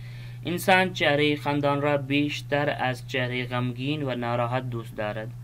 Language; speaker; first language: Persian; non-native, fluent; Urdu